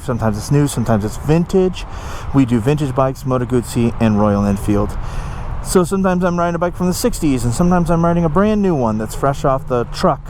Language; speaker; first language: English; native; English